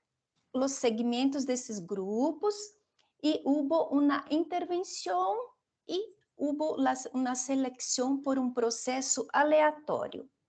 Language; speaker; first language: Spanish; non-native, fluent; Portuguese